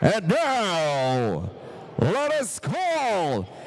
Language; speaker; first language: English; non-native, local second language; Filipino